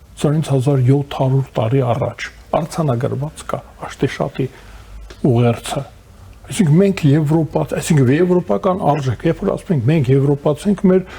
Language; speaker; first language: Armenian; native; Armenian